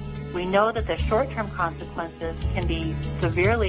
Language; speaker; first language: English; native; English